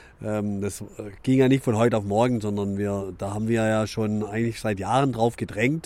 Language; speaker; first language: German; native; German